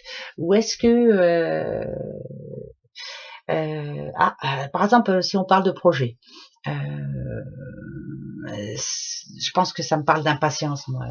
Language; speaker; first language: French; native; French